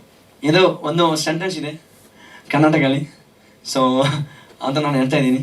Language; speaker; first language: Kannada; non-native, learner; Hindi